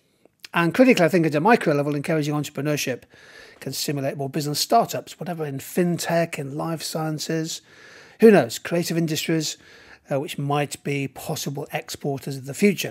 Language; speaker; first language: English; native; English